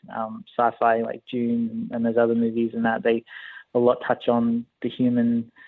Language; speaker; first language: English; native; English